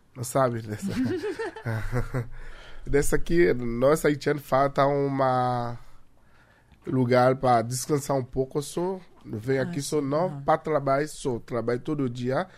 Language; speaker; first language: Portuguese; non-native, learner; Haitian Creole